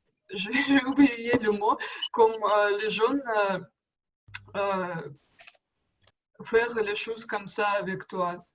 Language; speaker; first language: French; non-native, learner; Russian